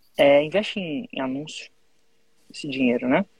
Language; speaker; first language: Portuguese; native; Portuguese